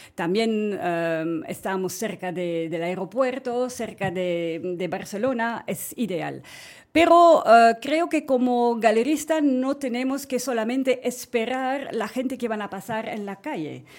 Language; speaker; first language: Spanish; non-native, fluent; French